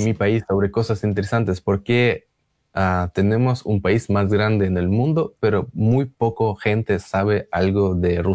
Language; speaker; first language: Spanish; non-native, learner; Russian